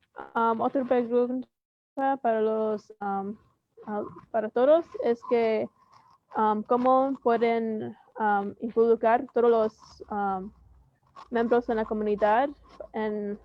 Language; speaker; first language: Spanish; early bilingual, heritage; Spanish